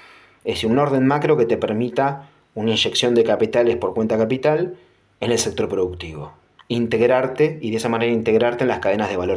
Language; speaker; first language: Spanish; native; Spanish